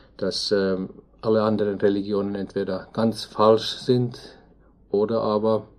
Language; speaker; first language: German; non-native, fluent; Finnish